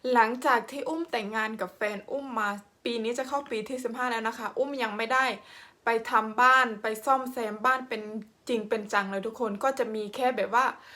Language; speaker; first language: Thai; non-native, local second language; Khmer